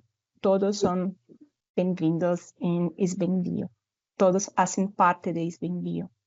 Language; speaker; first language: Spanish; non-native, fluent; Portuguese